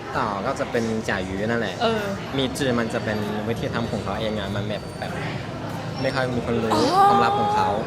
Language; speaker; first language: Thai; non-native, fluent; Chinese